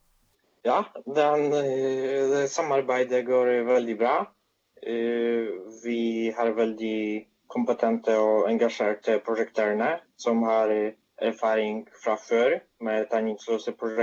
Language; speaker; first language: Swedish; non-native, fluent; Polish